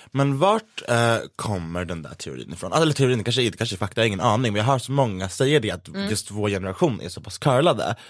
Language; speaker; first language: Swedish; native; Swedish